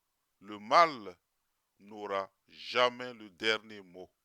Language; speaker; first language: French; native; French